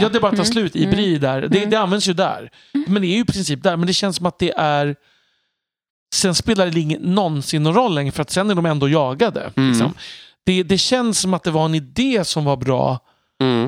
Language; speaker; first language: Swedish; native; Swedish